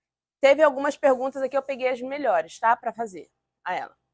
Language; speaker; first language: Portuguese; native; Portuguese